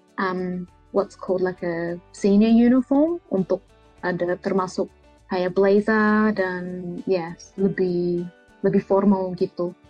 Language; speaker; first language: Indonesian; early bilingual, heritage; Indonesian